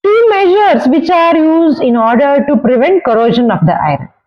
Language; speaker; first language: English; non-native, local second language; Kannada